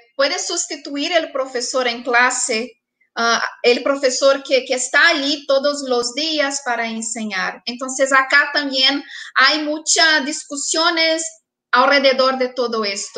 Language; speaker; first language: Spanish; non-native, fluent; Portuguese